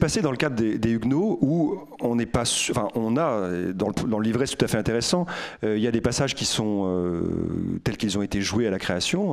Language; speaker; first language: French; native; French